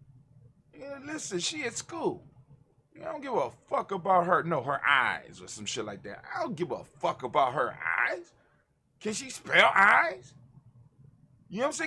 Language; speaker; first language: English; native; English